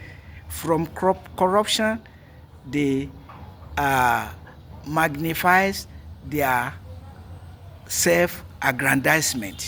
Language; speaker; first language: English; non-native, local second language; Yoruba